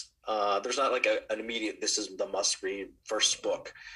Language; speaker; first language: English; native; English